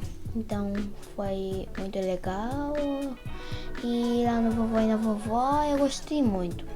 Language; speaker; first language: Portuguese; early bilingual, heritage; Portuguese